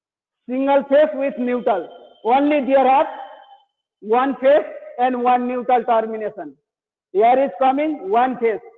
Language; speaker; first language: English; non-native, learner; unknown